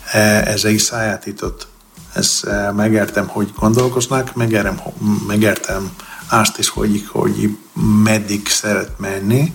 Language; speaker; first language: Hungarian; non-native, learner; Greek